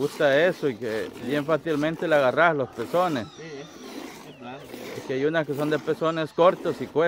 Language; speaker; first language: Spanish; native; Spanish